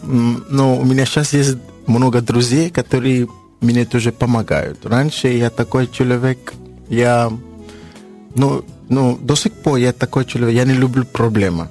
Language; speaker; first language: Russian; non-native, learner; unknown